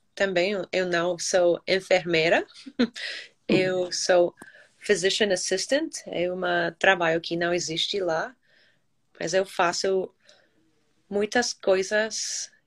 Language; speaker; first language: Portuguese; non-native, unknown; English